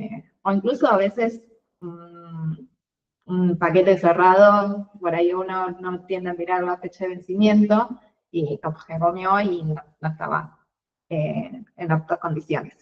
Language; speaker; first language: Spanish; native; Spanish